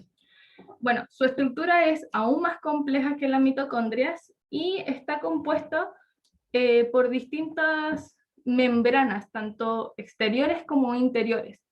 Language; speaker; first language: Spanish; native; Spanish